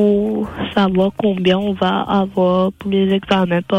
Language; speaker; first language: French; non-native, local second language; Morisyen